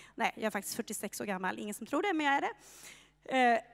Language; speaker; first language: Swedish; native; Swedish